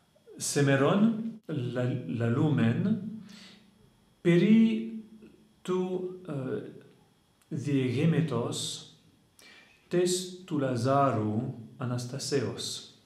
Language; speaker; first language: Greek; non-native, fluent; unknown